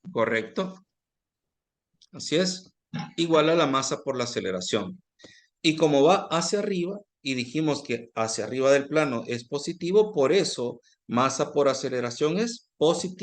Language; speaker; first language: Spanish; native; Spanish